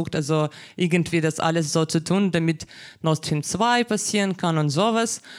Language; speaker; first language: German; non-native, fluent; Ukrainian